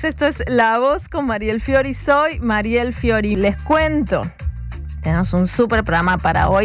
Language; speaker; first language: Spanish; native; Spanish